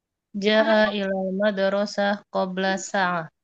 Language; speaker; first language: Arabic; non-native, learner; Indonesian